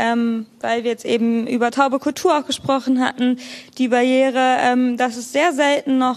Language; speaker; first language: German; native; German